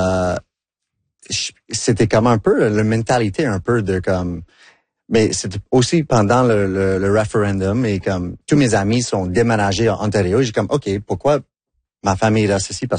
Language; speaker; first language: French; non-native, local second language; English